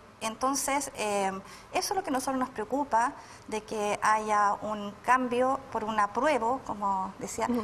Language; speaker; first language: Spanish; native; Spanish